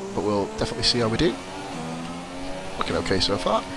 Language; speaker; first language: English; native; English